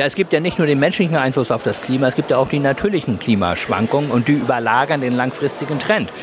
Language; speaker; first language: German; native; German